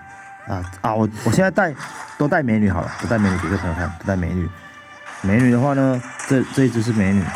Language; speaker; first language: Chinese; native; Chinese